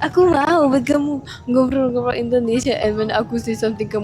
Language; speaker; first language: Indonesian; non-native, learner; Czech